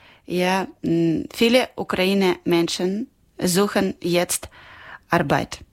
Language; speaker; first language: German; non-native, learner; Ukrainian